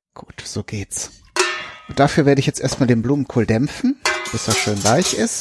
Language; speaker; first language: German; native; German